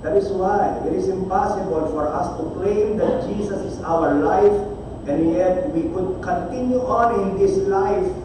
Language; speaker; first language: English; non-native, local second language; Filipino